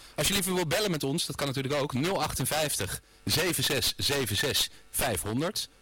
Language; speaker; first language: Dutch; native; Dutch